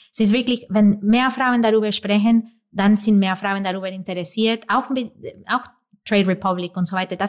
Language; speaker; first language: German; non-native, fluent; English